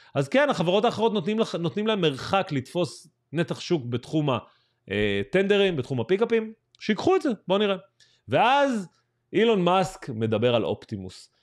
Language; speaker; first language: Hebrew; native; Hebrew